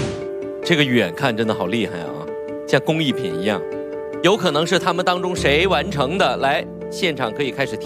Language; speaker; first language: Chinese; native; Chinese